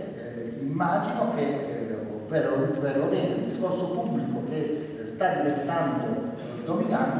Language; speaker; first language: Italian; native; Italian